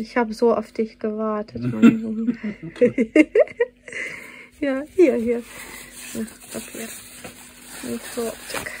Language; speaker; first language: German; non-native, fluent; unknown